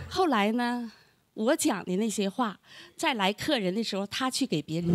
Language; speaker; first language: Chinese; native; Chinese